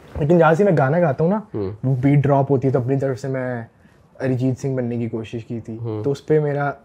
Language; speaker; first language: Urdu; early bilingual, heritage; Urdu